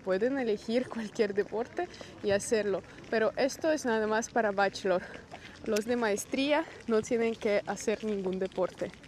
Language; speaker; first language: Spanish; non-native, fluent; Russian